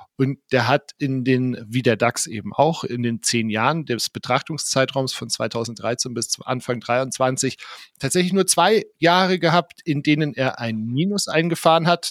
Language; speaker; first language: German; native; German